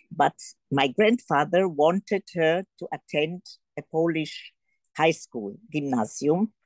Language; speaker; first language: English; early bilingual, heritage; Polish